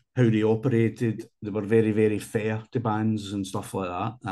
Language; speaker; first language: English; native; English